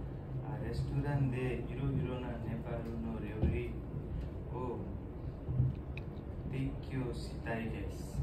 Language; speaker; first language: Japanese; non-native, learner; Nepali